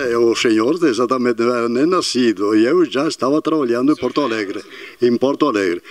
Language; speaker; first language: Portuguese; non-native, fluent; Italian